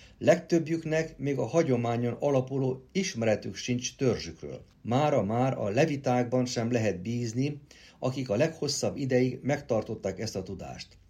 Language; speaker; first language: Hungarian; native; Hungarian